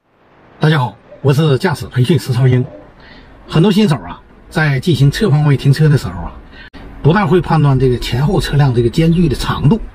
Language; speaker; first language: Chinese; native; Chinese